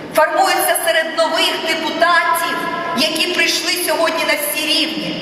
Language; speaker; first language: Ukrainian; non-native, local second language; Russian